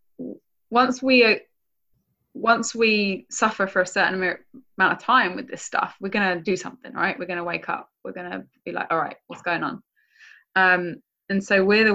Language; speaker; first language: English; native; English